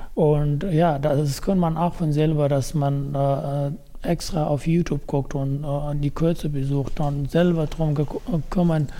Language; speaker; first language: German; non-native, fluent; Persian